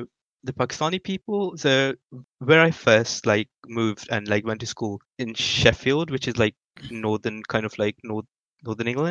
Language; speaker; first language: English; non-native, local second language; Urdu